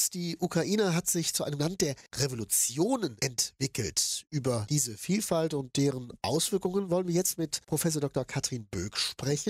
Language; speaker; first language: German; native; German